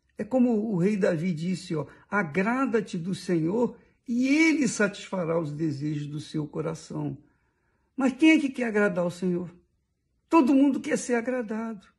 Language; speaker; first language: Portuguese; native; Portuguese